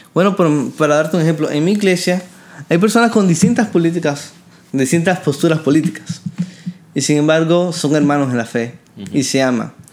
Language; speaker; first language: Spanish; native; Spanish